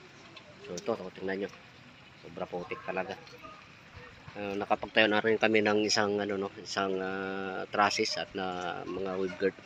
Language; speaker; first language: Filipino; native; Filipino